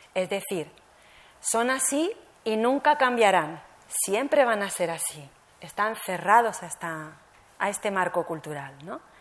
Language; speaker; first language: Spanish; native; Spanish